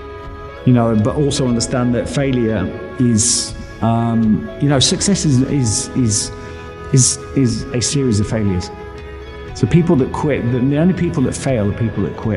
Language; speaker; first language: English; native; English